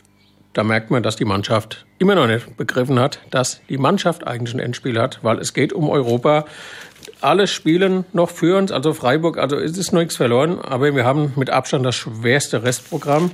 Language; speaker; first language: German; native; German